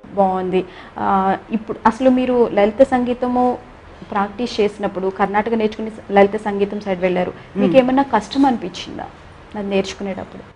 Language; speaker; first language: Telugu; native; Telugu